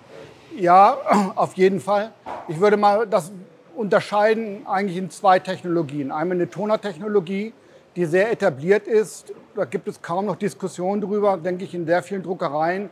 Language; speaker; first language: German; native; German